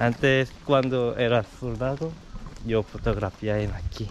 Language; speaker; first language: Spanish; non-native, learner; Korean